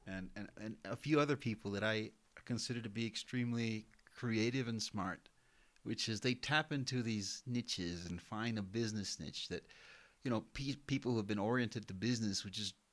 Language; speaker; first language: English; non-native, fluent; Spanish